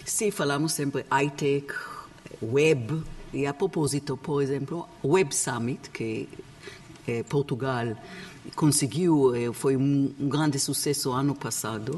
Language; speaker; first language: Portuguese; non-native, learner; Hebrew